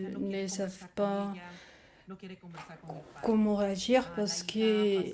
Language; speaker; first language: French; non-native, fluent; Spanish